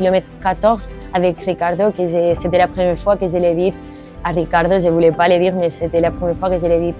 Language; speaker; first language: French; non-native, learner; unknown